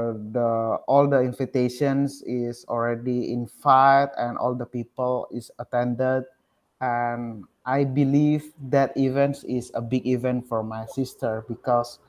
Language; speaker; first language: English; non-native, learner; Indonesian